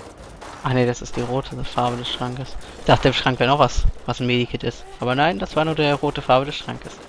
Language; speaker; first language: German; native; German